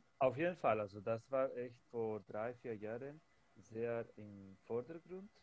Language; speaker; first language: German; non-native, fluent; Spanish